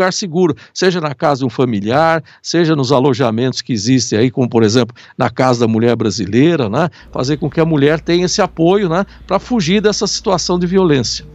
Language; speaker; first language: Portuguese; native; Portuguese